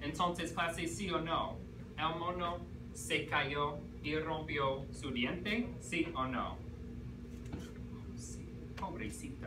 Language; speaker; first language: Spanish; non-native, fluent; English